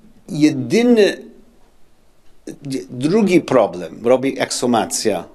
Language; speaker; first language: Polish; non-native, learner; English